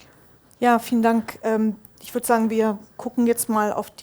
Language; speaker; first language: German; native; German